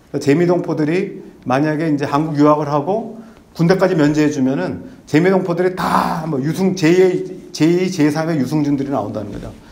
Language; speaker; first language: Korean; native; Korean